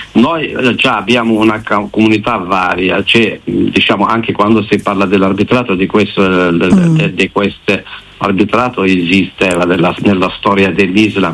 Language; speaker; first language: Italian; non-native, fluent; Arabic